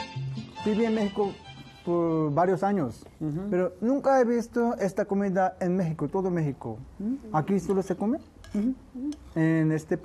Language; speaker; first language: Spanish; non-native, fluent; Korean